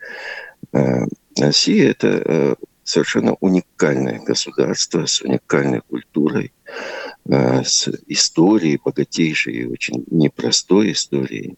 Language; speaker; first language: Russian; native; Russian